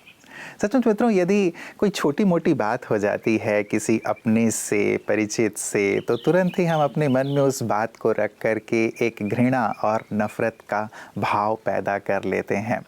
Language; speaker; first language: Hindi; native; Hindi